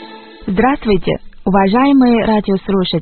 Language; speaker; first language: Russian; non-native, fluent; Chinese